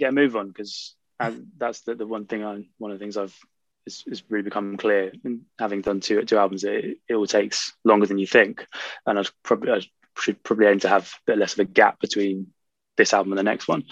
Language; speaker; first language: English; native; English